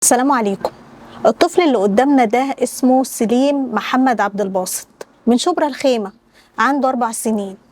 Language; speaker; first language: Arabic; native; Arabic